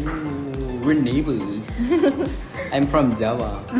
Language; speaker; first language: English; non-native, fluent; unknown